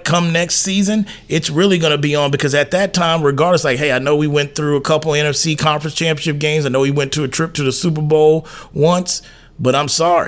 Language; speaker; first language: English; native; English